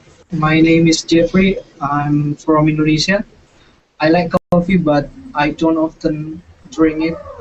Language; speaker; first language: English; non-native, learner; Indonesian